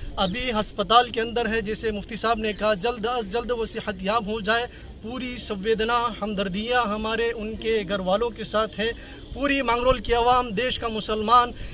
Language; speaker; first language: Hindi; non-native, local second language; Gujarati